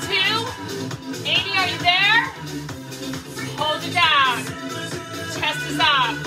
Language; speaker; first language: English; native; English